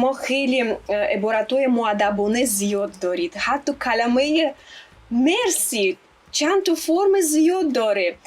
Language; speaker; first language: Persian; non-native, fluent; Russian